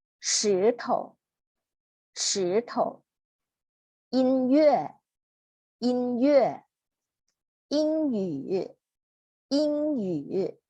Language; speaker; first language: Chinese; non-native, fluent; Thai